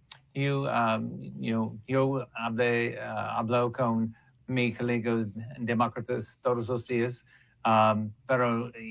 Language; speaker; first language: Spanish; non-native, learner; English